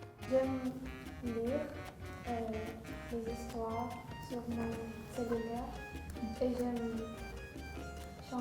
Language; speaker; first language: French; non-native, learner; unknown